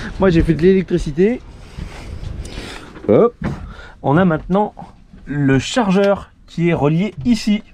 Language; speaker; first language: French; native; French